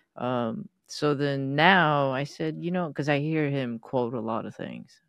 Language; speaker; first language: English; non-native, fluent; Persian